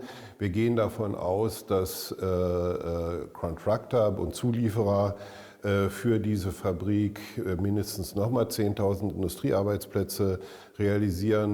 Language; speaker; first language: German; native; German